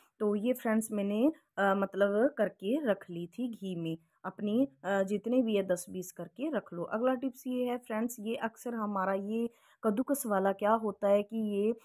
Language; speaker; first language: Hindi; native; Hindi